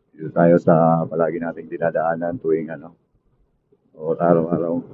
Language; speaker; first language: Filipino; non-native, local second language; Bikol